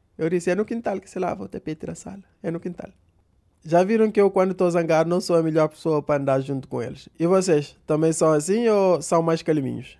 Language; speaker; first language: Portuguese; non-native, local second language; Kabuverdianu